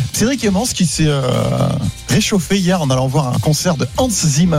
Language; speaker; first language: French; native; French